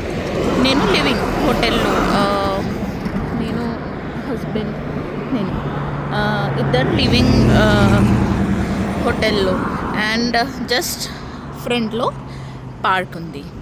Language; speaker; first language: Telugu; non-native, learner; Marathi